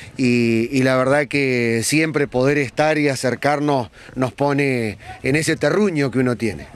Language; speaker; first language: Spanish; native; Spanish